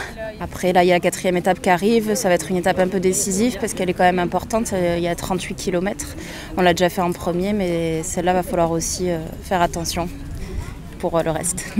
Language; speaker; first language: French; native; French